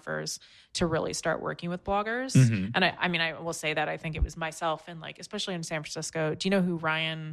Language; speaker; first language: English; native; English